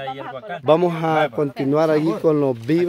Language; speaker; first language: Spanish; native; Spanish